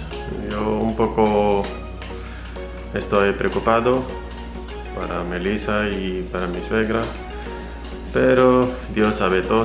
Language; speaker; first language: Spanish; non-native, learner; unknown